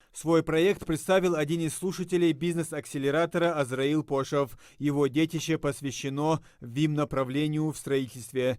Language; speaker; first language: Russian; native; Russian